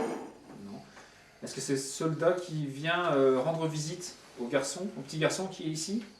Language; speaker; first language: French; native; French